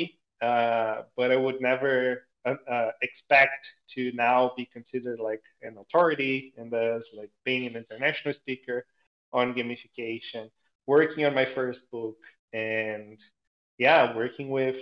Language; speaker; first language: English; non-native, fluent; Portuguese